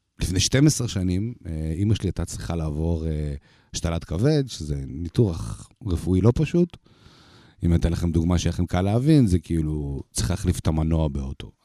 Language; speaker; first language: Hebrew; early bilingual, other home language; Russian